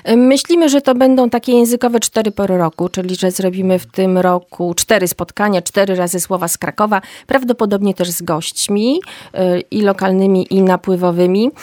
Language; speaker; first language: Polish; native; Polish